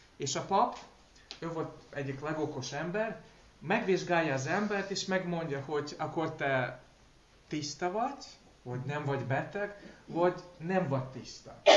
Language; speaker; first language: Hungarian; non-native, learner; Russian